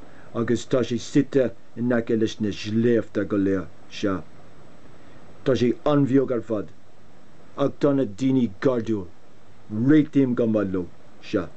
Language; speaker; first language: Irish; non-native, local second language; English